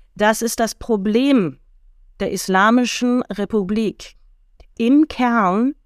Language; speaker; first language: German; early bilingual, heritage; German